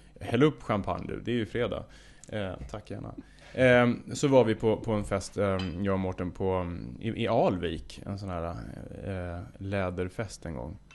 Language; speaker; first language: Swedish; native; Swedish